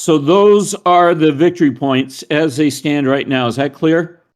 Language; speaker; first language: English; native; English